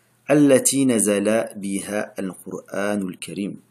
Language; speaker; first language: Arabic; non-native, fluent; French